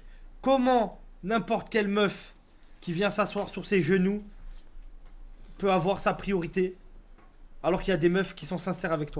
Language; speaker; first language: French; native; French